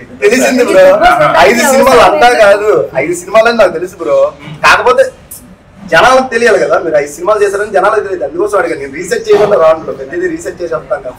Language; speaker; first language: Telugu; native; Telugu